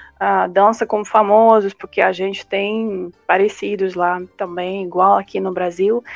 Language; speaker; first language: Portuguese; non-native, fluent; Russian